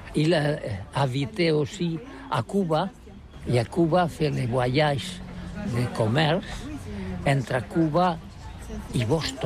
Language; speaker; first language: French; non-native, learner; Catalan